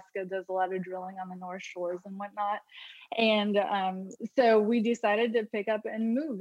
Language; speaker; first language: English; native; English